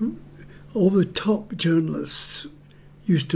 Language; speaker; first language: English; native; English